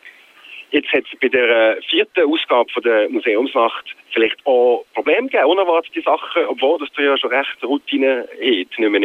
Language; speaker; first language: German; native; German